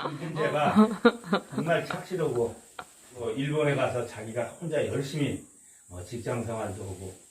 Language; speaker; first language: Korean; native; Korean